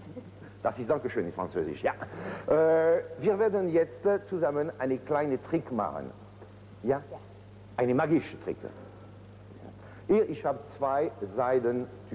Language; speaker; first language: German; non-native, fluent; French